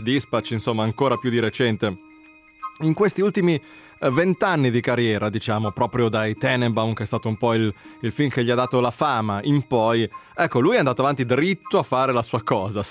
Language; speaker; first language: Italian; native; Italian